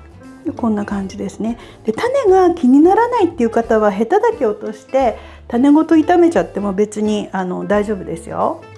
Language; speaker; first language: Japanese; native; Japanese